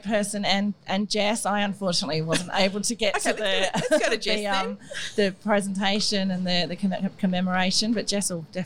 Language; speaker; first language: English; native; English